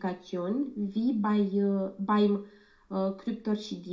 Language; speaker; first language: German; non-native, learner; Romanian